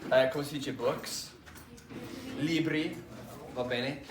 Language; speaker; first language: Italian; non-native, fluent; English